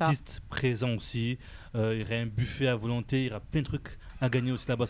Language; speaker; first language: French; native; French